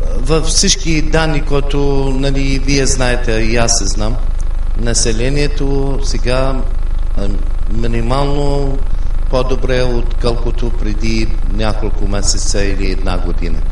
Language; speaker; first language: Bulgarian; non-native, fluent; Arabic